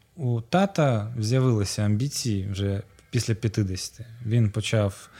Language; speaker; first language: Ukrainian; non-native, local second language; Russian